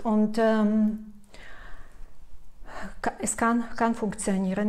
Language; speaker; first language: German; non-native, fluent; Russian